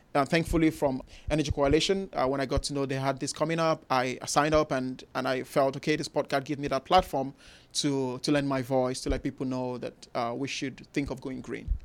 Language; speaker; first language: English; non-native, local second language; Igbo